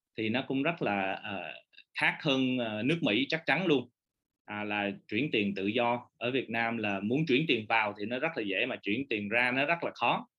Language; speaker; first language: Vietnamese; early bilingual, heritage; Vietnamese